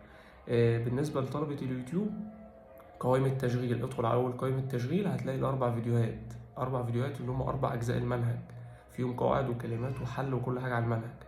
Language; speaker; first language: Arabic; native; Arabic